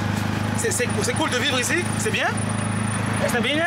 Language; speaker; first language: French; native; French